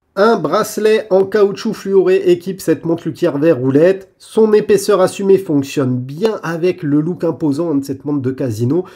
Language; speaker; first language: French; native; French